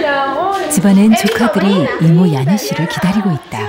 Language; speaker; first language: Korean; native; Korean